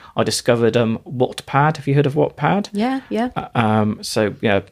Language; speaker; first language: English; native; English